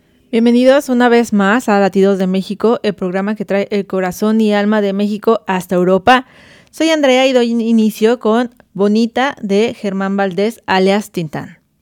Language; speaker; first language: Spanish; native; Spanish